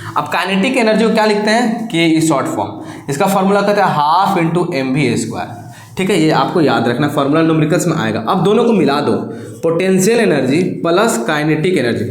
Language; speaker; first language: Hindi; native; Hindi